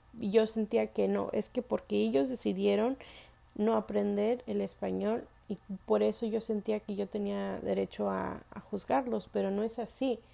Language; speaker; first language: Spanish; early bilingual, heritage; Spanish